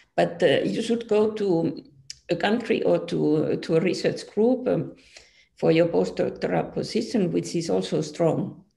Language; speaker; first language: English; non-native, fluent; Finnish